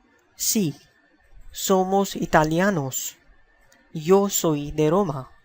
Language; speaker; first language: Spanish; non-native, fluent; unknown